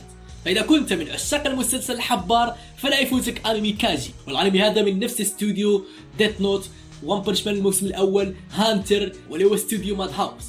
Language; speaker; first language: Arabic; native; Arabic